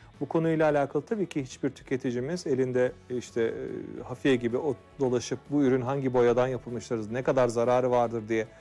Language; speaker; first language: Turkish; native; Turkish